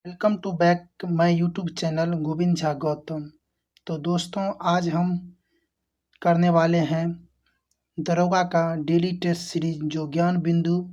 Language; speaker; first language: Hindi; native; Hindi